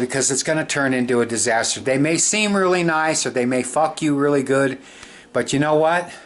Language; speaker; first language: English; native; English